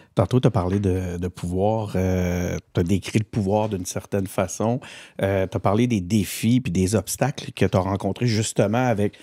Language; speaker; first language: French; native; French